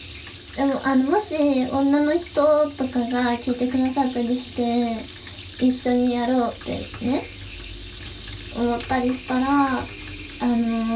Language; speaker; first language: Japanese; native; Japanese